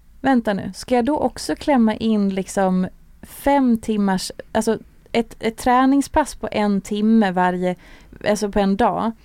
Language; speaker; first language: Swedish; native; Swedish